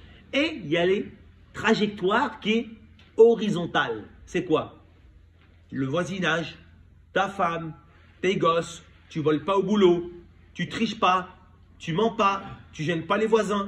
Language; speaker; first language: French; native; French